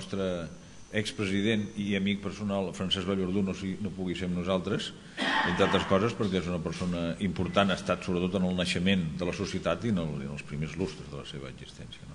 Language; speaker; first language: Catalan; native; Catalan